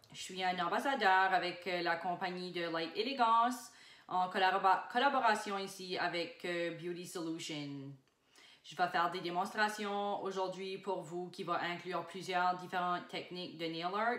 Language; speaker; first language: French; native; French